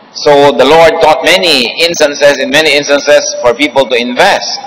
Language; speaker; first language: English; non-native, local second language; Filipino